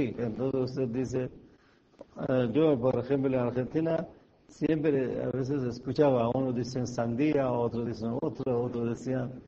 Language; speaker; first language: Spanish; non-native, fluent; Persian